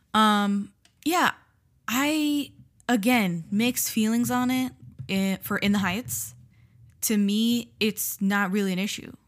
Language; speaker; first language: English; early bilingual, other home language; Spanish